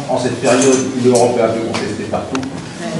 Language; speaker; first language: French; native; French